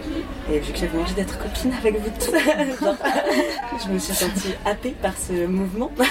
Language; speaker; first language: French; native; French